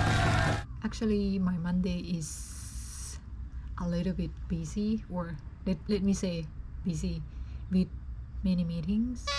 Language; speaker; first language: English; non-native, fluent; Lao